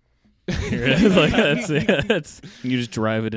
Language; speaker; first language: English; native; English